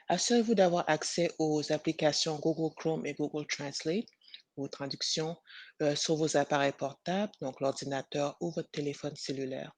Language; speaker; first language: French; native; French